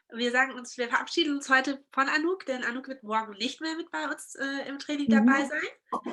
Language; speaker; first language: German; native; German